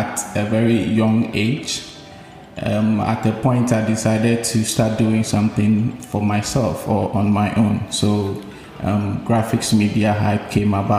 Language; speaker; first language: English; non-native, local second language; Akan